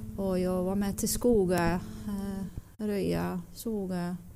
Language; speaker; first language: Swedish; non-native, learner; Dutch